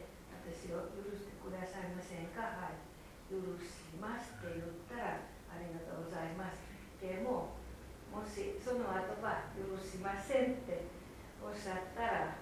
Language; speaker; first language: Japanese; non-native, fluent; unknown